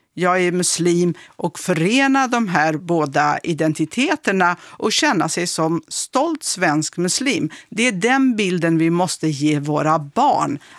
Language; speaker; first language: Swedish; early bilingual, other home language; Kurdish